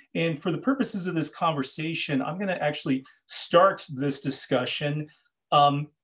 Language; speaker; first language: English; native; English